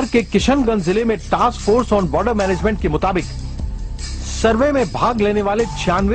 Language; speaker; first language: Hindi; native; Hindi